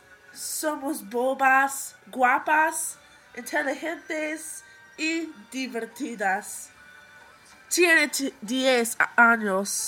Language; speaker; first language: Spanish; non-native, learner; English